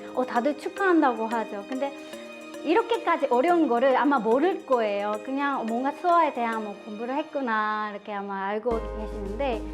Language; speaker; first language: Korean; non-native, fluent; Japanese